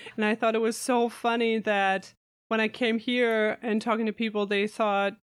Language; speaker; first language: English; non-native, fluent; German